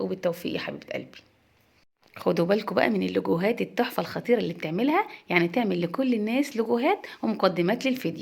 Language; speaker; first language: Arabic; native; Arabic